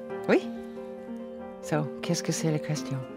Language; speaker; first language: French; non-native, fluent; English